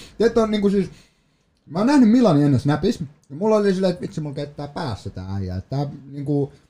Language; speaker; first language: Finnish; native; Finnish